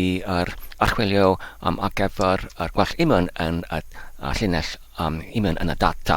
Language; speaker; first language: Welsh; non-native, learner; English